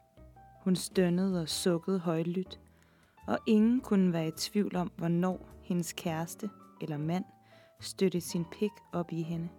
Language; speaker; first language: Danish; native; Danish